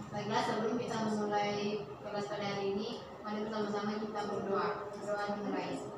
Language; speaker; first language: Indonesian; native; Indonesian